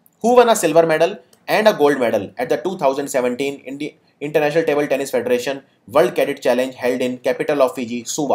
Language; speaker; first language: English; non-native, local second language; Hindi